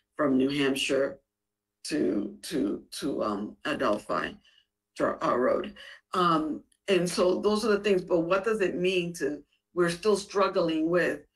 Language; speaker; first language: English; native; English